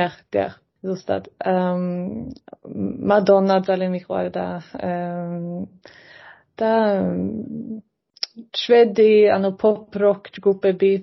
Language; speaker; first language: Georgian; non-native, fluent; Swedish